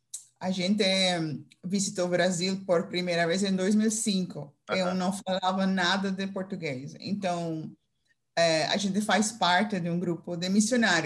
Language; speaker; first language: Portuguese; non-native, fluent; Dutch